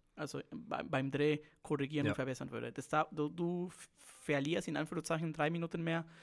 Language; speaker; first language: German; non-native, fluent; Spanish